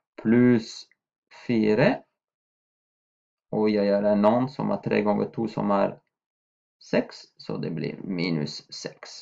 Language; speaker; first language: Norwegian; non-native, fluent; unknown